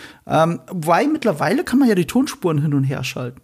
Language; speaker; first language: German; native; German